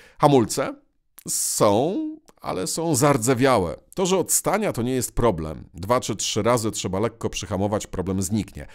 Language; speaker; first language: Polish; native; Polish